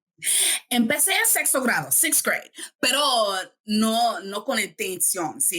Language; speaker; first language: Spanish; non-native, fluent; English